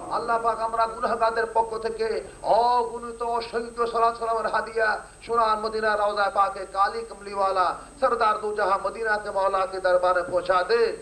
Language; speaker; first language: Bangla; non-native, fluent; Urdu